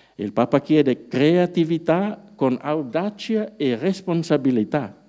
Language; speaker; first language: Italian; non-native, fluent; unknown